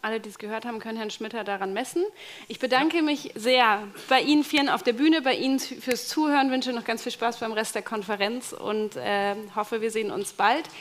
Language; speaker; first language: German; native; German